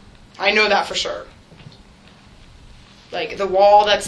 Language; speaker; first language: English; native; English